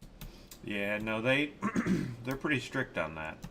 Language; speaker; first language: English; native; English